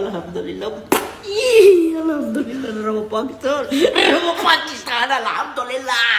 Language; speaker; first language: Arabic; non-native, learner; Urdu